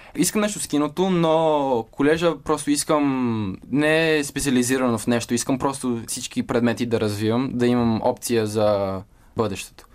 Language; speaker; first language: Bulgarian; early bilingual, heritage; Bulgarian